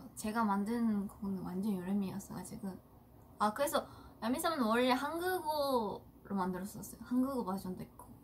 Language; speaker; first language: Korean; non-native, fluent; Japanese